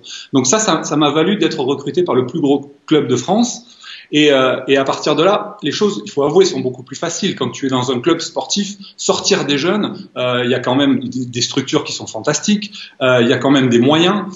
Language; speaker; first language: French; native; French